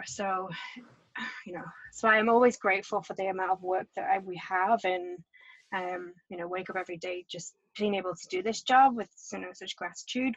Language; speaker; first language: English; native; English